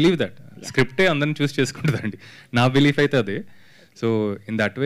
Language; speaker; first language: Telugu; native; Telugu